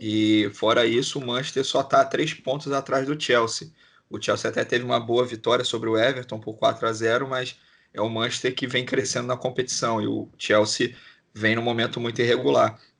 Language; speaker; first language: Portuguese; native; Portuguese